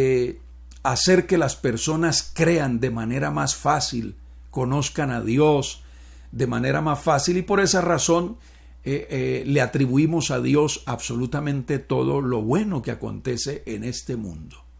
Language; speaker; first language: Spanish; native; Spanish